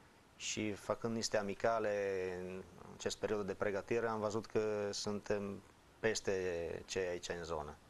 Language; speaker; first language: Romanian; non-native, fluent; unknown